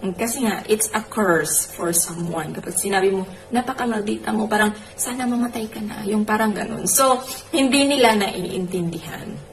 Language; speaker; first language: Filipino; non-native, local second language; Cebuano